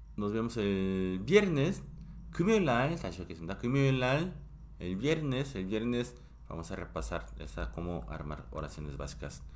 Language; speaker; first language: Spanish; non-native, fluent; Korean